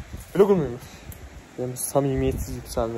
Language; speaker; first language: Turkish; native; Turkish